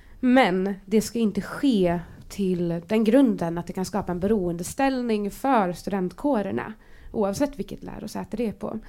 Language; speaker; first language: Swedish; native; Swedish